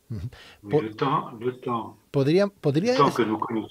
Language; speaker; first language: French; native; French